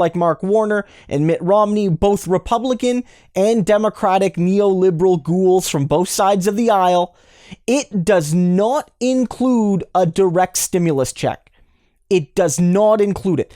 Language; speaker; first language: English; native; English